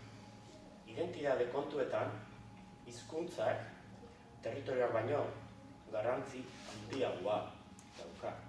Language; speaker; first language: Basque; native; Basque